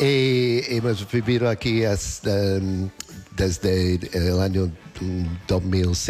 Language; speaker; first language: Spanish; non-native, learner; English